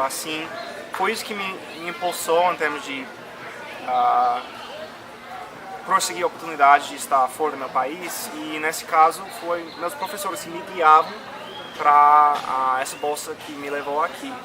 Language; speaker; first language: Portuguese; non-native, fluent; English